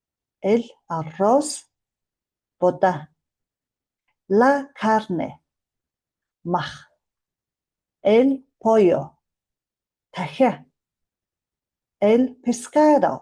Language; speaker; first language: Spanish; non-native, fluent; Mongolian